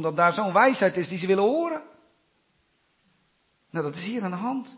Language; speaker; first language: Dutch; native; Dutch